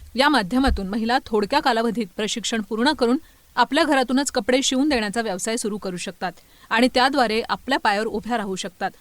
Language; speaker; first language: Marathi; native; Marathi